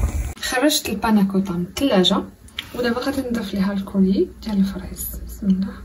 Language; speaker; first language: Arabic; native; Arabic